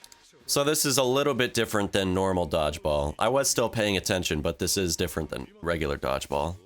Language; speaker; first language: English; native; English